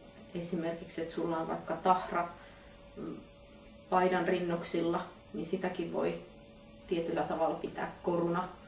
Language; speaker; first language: Finnish; native; Finnish